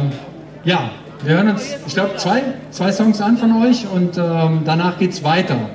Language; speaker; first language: German; native; German